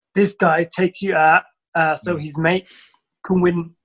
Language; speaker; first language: English; early bilingual, other home language; Somali